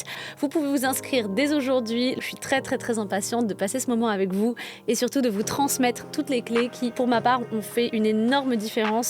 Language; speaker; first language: French; native; French